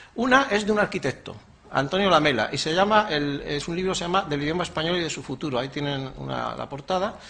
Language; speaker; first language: Spanish; native; Spanish